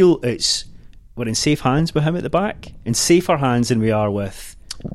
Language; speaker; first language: English; native; English